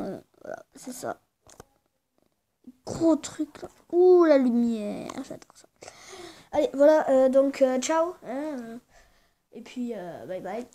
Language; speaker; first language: French; native; French